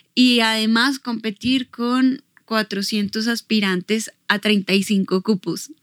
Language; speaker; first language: Spanish; native; Spanish